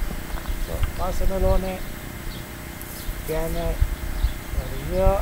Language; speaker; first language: German; non-native, learner; Italian